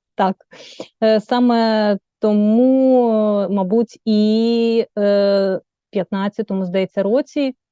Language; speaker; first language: Ukrainian; native; Ukrainian